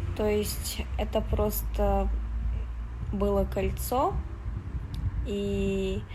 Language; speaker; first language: Russian; non-native, local second language; Kazakh